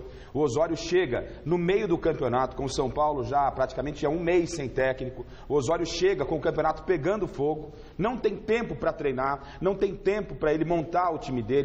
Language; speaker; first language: Portuguese; native; Portuguese